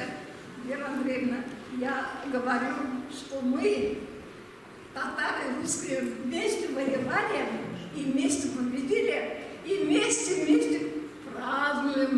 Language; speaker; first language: Russian; non-native, local second language; Tatar